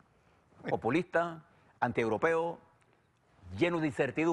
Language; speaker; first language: Spanish; native; Spanish